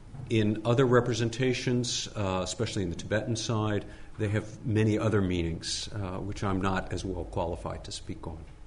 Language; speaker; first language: English; native; English